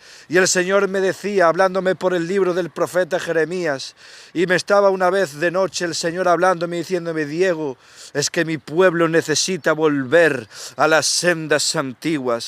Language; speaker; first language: Spanish; native; Spanish